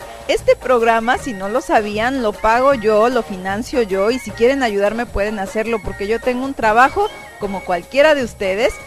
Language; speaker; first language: Spanish; native; Spanish